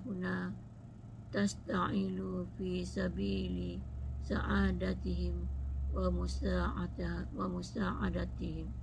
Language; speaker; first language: Arabic; non-native, learner; Malay